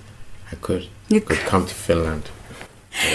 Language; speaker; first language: English; non-native, local second language; Akan